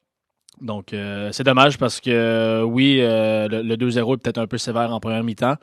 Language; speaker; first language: French; native; French